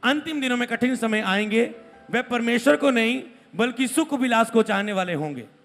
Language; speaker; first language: Hindi; non-native, local second language; Punjabi